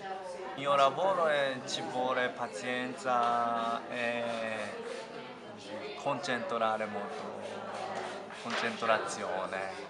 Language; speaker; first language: Italian; non-native, learner; Japanese